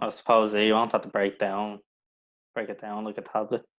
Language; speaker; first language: English; native; English